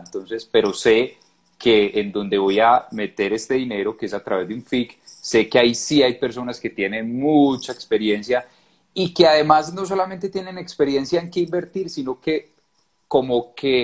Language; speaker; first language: Spanish; native; Spanish